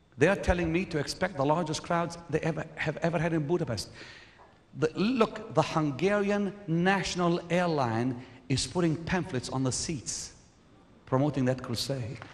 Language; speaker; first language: English; non-native, fluent; Arabic